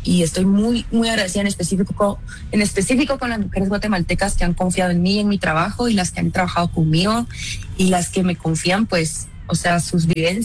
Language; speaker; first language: Spanish; native; Spanish